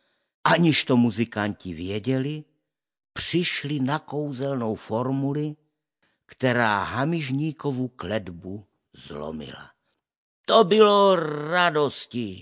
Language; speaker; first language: Czech; native; Czech